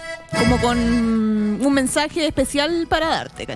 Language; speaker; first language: Spanish; native; Spanish